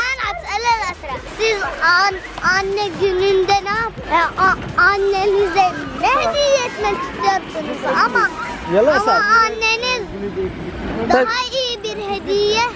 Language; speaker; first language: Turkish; early bilingual, other home language; Arabic